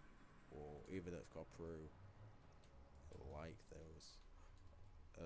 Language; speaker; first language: English; native; English